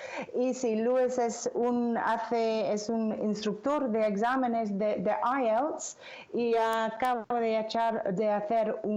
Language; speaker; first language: Spanish; non-native, fluent; English